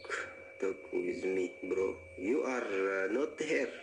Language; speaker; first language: English; non-native, learner; Oromo